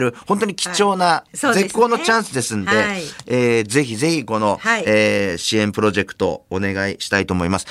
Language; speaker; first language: Japanese; native; Japanese